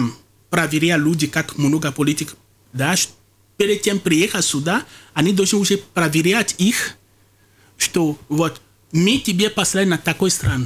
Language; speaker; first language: Russian; non-native, fluent; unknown